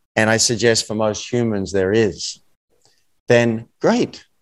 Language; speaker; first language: English; native; English